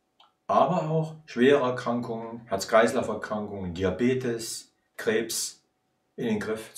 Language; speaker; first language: German; native; German